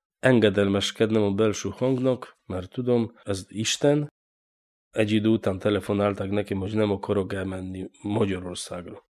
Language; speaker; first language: Hungarian; non-native, learner; Polish